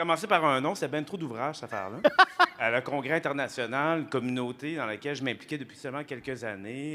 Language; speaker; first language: French; native; French